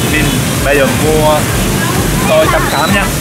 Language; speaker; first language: Vietnamese; non-native, learner; Japanese